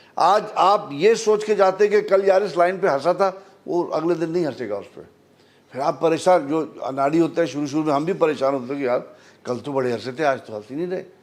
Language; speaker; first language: Urdu; native; Urdu